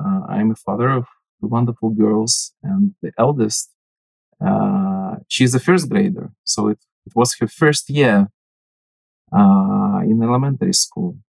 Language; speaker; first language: English; non-native, fluent; Ukrainian